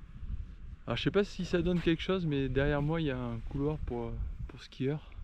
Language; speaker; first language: French; native; French